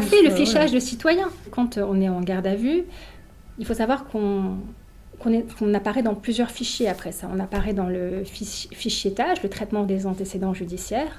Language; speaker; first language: French; native; French